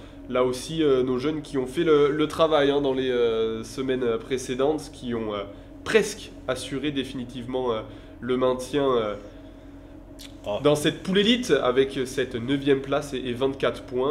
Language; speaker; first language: French; native; French